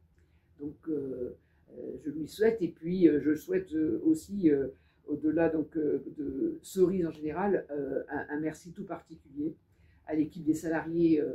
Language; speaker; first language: French; native; French